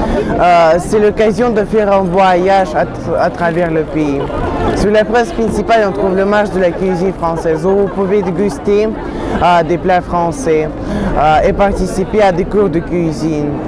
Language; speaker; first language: French; non-native, learner; Russian